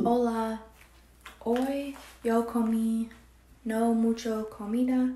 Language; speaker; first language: Spanish; non-native, learner; English